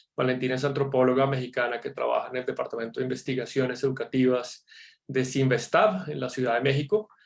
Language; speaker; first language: Spanish; native; Spanish